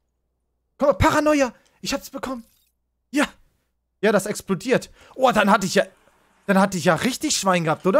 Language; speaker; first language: German; native; German